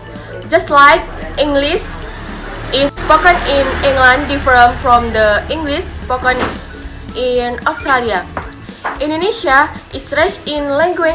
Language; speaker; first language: English; non-native, learner; Indonesian